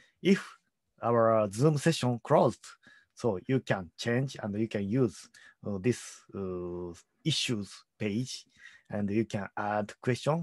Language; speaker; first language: English; non-native, learner; Japanese